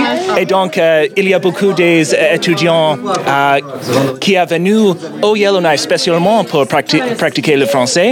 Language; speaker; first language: French; non-native, learner; English